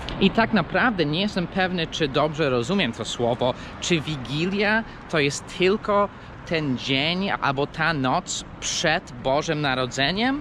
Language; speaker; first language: Polish; early bilingual, heritage; Polish